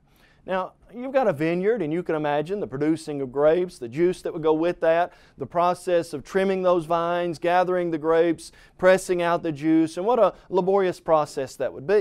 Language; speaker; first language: English; native; English